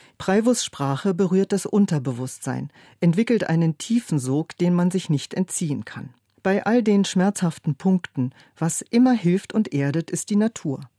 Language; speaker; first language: German; native; German